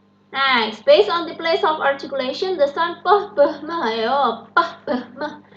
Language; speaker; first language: English; non-native, fluent; Indonesian